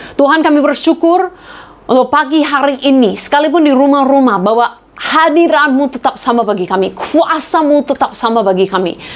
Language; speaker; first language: Indonesian; non-native, fluent; English